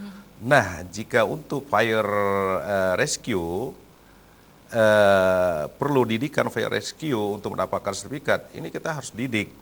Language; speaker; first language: Malay; native; Malay